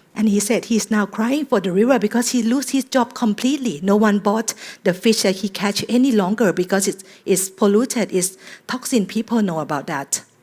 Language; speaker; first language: English; non-native, fluent; Thai